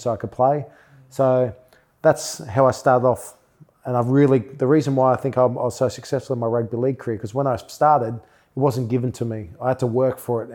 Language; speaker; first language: English; native; English